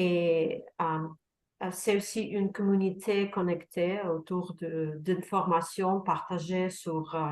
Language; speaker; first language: French; non-native, learner; Russian